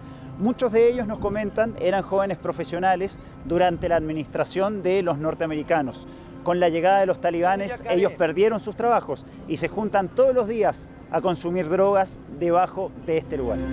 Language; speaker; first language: Spanish; native; Spanish